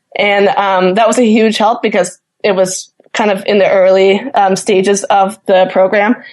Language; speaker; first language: English; native; English